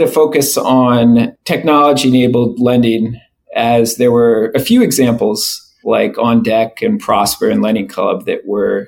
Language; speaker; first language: English; native; English